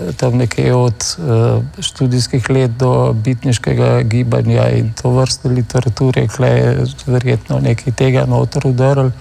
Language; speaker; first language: Slovenian; native; Slovenian